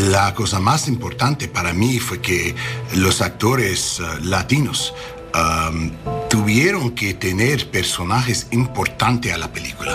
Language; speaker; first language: Spanish; non-native, learner; English